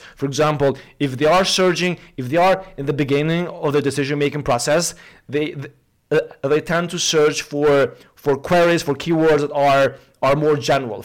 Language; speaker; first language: English; non-native, fluent; Albanian